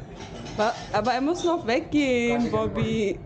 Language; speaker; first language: German; native; German